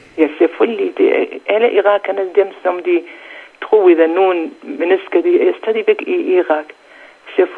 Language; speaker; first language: Danish; non-native, learner; Central Kurdish